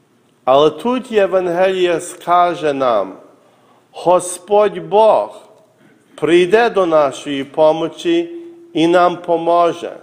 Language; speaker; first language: Ukrainian; early bilingual, heritage; Ukrainian